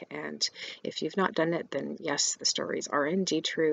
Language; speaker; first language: English; native; English